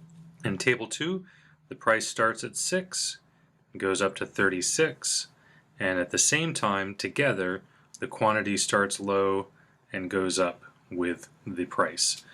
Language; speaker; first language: English; native; English